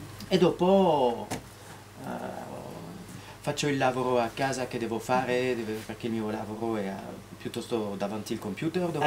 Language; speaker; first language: Italian; non-native, fluent; French